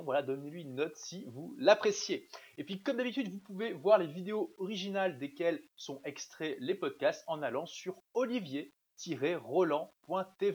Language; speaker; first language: French; native; French